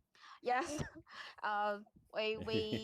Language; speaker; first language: English; non-native, learner; Chinese